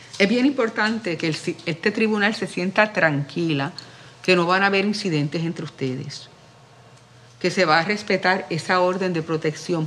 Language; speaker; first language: Spanish; native; Spanish